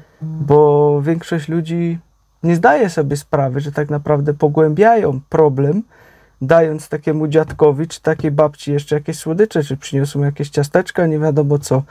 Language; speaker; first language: Polish; native; Polish